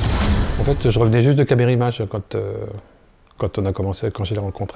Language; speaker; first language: French; native; French